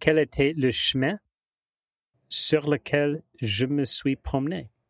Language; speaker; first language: French; non-native, fluent; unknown